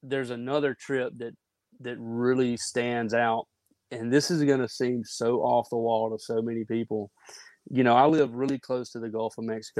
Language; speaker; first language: English; native; English